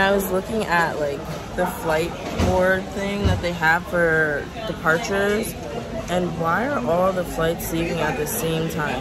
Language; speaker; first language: English; native; English